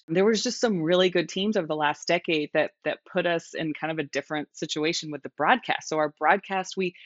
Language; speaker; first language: English; native; English